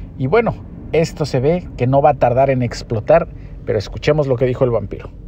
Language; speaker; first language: Spanish; native; Spanish